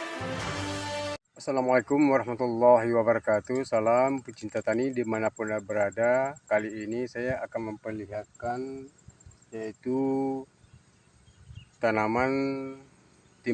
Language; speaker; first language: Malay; non-native, local second language; Achinese